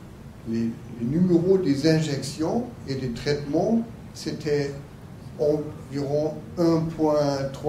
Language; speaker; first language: French; non-native, learner; German